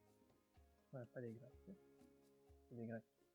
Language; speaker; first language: French; native; French